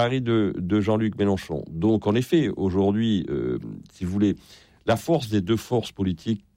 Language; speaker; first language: French; native; French